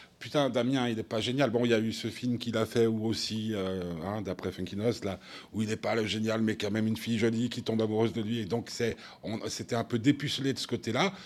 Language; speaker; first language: French; native; French